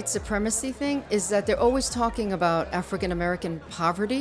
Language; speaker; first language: English; early bilingual, other home language; Spanish